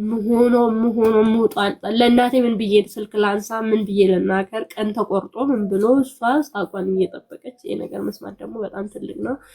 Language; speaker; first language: Amharic; non-native, local second language; Sebat Bet Gurage